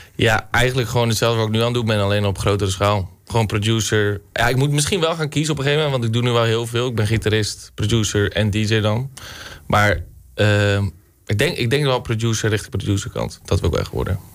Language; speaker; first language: Dutch; native; Dutch